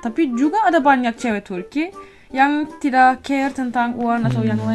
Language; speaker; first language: Indonesian; non-native, fluent; Turkish